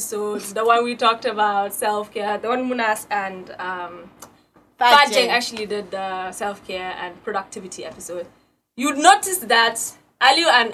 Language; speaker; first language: English; non-native, local second language; Wolof